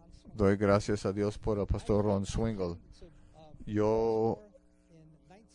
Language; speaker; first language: Spanish; non-native, fluent; English